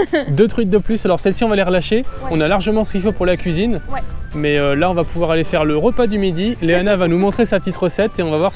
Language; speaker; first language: French; native; French